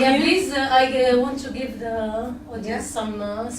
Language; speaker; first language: English; non-native, learner; Arabic